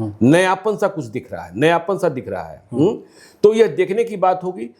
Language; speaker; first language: Hindi; native; Hindi